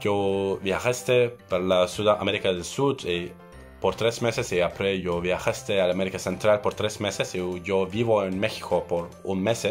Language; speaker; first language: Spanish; non-native, learner; Turkish